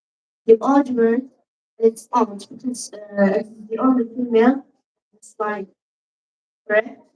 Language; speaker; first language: English; non-native, learner; Arabic